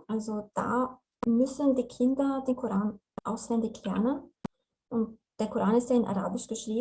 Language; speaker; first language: German; non-native, fluent; Slovenian